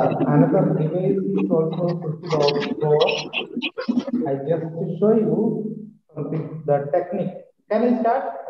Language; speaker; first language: English; non-native, learner; Malayalam